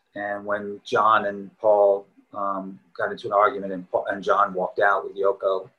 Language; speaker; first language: English; native; English